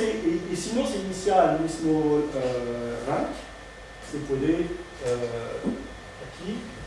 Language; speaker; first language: Spanish; non-native, fluent; French